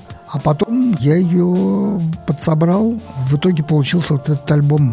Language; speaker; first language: Russian; native; Russian